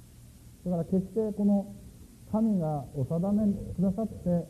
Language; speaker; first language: Japanese; native; Japanese